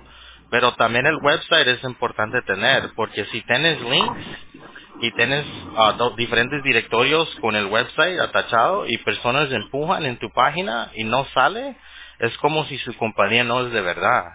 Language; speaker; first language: Spanish; early bilingual, heritage; Spanish